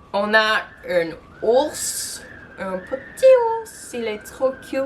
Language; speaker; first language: French; non-native, local second language; English